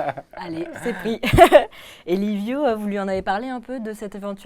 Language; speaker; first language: French; native; French